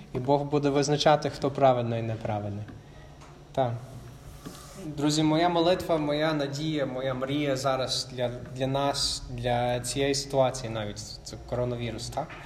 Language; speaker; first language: Ukrainian; non-native, fluent; English